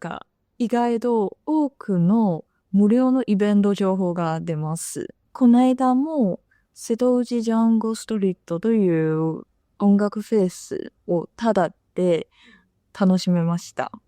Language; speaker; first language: Japanese; non-native, fluent; Chinese